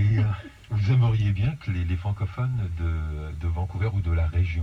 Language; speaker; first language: French; native; French